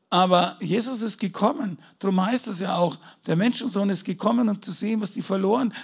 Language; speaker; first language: German; native; German